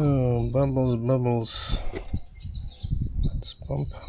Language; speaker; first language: English; non-native, fluent; German